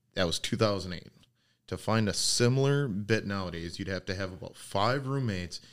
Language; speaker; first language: English; native; English